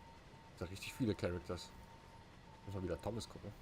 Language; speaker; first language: German; native; German